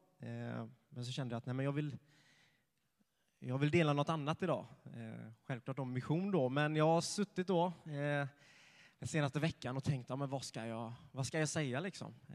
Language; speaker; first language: Swedish; native; Swedish